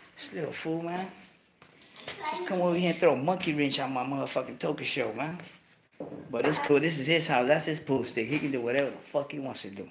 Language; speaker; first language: English; early bilingual, other home language; Spanish